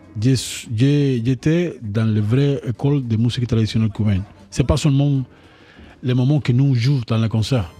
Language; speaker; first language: French; non-native, learner; Spanish